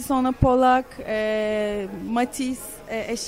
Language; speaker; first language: Italian; non-native, fluent; Turkish